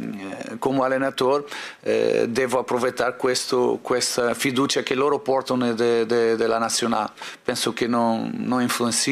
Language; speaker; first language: Italian; non-native, fluent; Portuguese